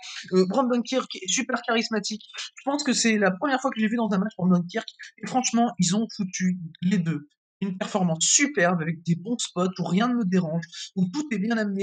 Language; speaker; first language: French; native; French